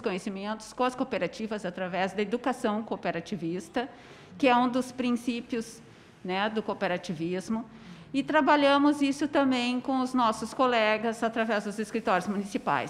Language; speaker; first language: Portuguese; native; Portuguese